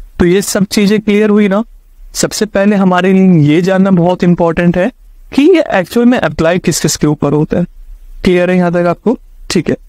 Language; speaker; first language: Hindi; native; Hindi